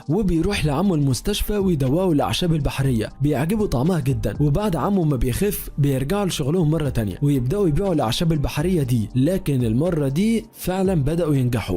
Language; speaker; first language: Arabic; native; Arabic